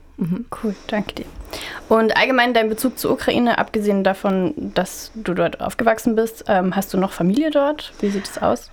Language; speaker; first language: German; native; German